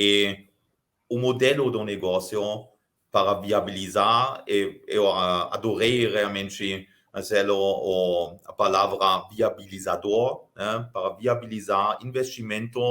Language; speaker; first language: Portuguese; non-native, fluent; German